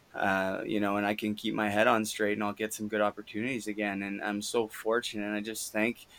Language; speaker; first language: English; native; English